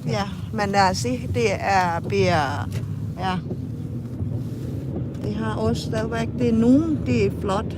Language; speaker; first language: Danish; non-native, learner; Thai